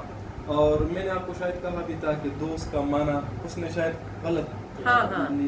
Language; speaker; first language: Hindi; non-native, local second language; Pashto